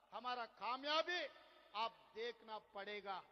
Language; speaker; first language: Hindi; non-native, local second language; Telugu